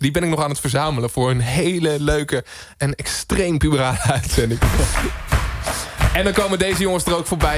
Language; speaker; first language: Dutch; native; Dutch